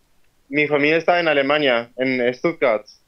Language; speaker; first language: Spanish; early bilingual, heritage; Spanish